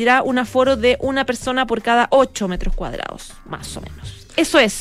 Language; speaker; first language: Spanish; native; Spanish